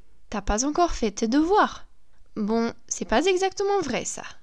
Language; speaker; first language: French; non-native, fluent; Polish